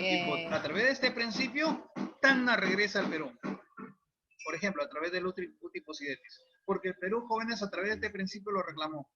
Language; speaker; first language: Spanish; native; Spanish